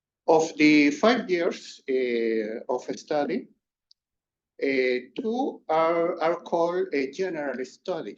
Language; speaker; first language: English; non-native, local second language; Spanish